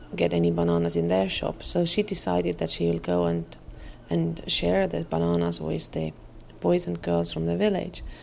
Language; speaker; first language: English; non-native, fluent; Estonian